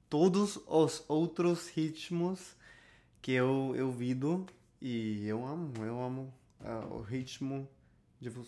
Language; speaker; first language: Portuguese; non-native, learner; Spanish